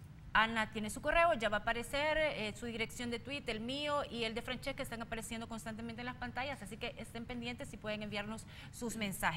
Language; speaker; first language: Spanish; native; Spanish